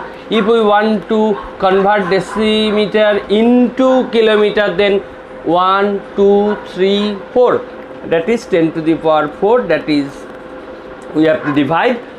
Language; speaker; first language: English; non-native, local second language; Bangla